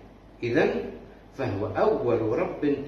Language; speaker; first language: Arabic; native; Arabic